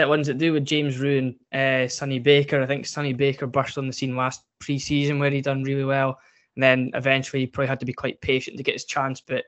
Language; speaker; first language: English; native; English